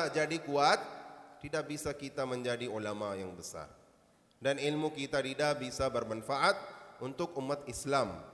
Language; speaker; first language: Indonesian; non-native, learner; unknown